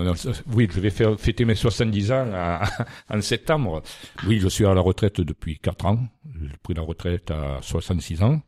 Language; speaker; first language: French; native; French